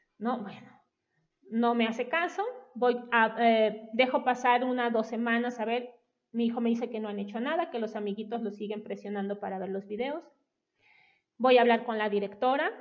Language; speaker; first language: Spanish; native; Spanish